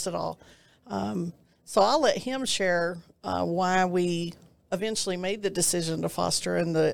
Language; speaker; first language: English; native; English